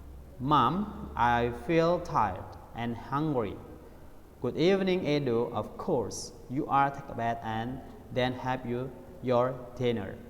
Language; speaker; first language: English; non-native, learner; Indonesian